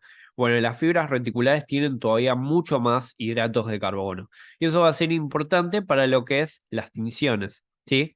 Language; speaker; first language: Spanish; native; Spanish